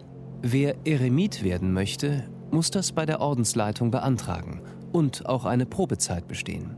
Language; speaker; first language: German; native; German